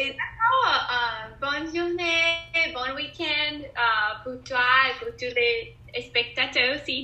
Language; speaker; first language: French; non-native, learner; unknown